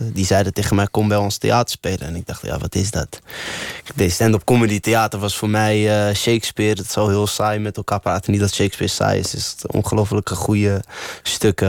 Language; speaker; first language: Dutch; early bilingual, other home language; Arabic